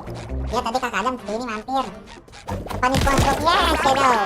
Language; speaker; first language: Indonesian; native; Indonesian